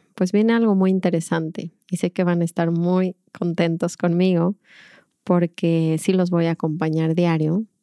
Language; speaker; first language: Spanish; native; Spanish